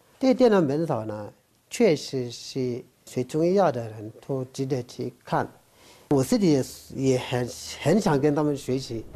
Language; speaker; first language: Chinese; non-native, fluent; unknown